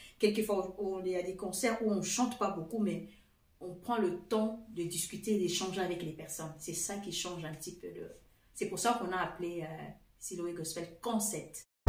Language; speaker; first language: French; non-native, fluent; Portuguese